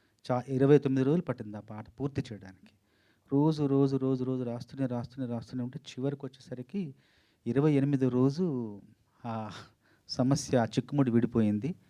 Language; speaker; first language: Telugu; native; Telugu